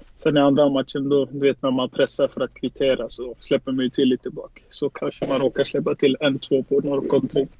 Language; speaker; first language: Swedish; early bilingual, other home language; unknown